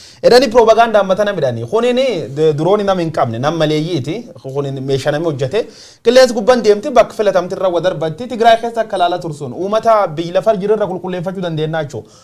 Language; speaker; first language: Oromo; native; Oromo